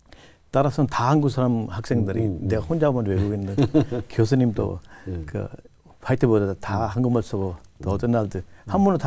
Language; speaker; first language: Korean; non-native, learner; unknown